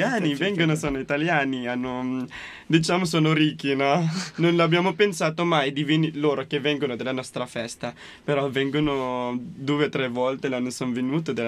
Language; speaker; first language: Italian; non-native, local second language; Filipino